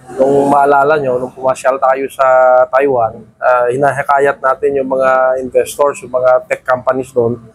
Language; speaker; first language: Filipino; non-native, local second language; Iloko